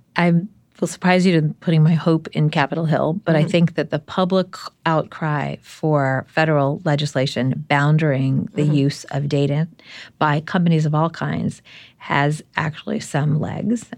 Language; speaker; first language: English; native; English